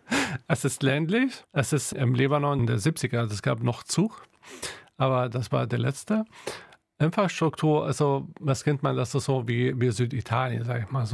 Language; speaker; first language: German; non-native, local second language; Arabic